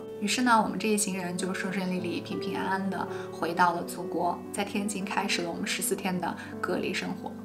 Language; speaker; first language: Chinese; native; Chinese